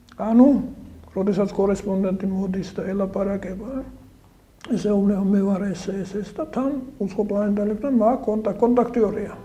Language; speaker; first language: Georgian; native; Georgian